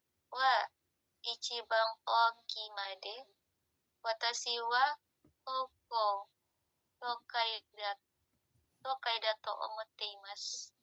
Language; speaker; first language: Japanese; non-native, learner; Indonesian